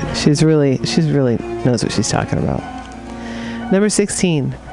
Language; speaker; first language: English; native; English